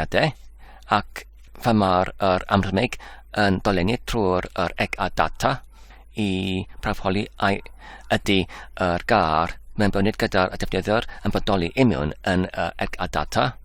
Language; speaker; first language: Welsh; non-native, learner; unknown